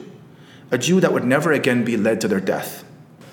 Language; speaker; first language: English; native; English